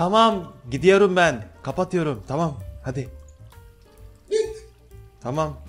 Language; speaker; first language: Turkish; non-native, learner; Indonesian